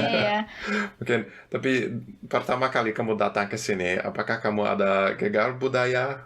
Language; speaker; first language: Indonesian; non-native, fluent; German